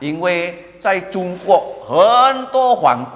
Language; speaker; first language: Chinese; early bilingual, heritage; Chinese